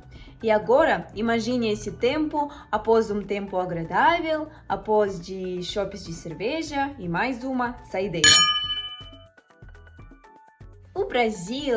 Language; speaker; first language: Portuguese; non-native, fluent; Russian